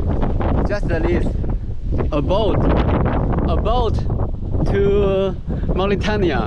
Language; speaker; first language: English; non-native, fluent; Chinese